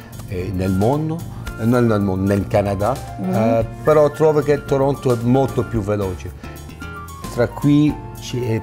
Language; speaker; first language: Italian; early bilingual, heritage; Italian